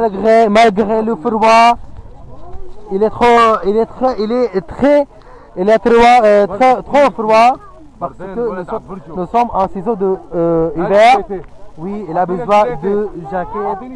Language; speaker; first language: French; non-native, fluent; Arabic